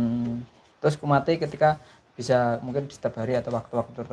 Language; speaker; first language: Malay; non-native, local second language; Javanese